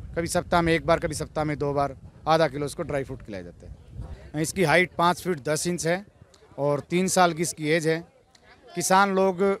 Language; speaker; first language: Hindi; native; Hindi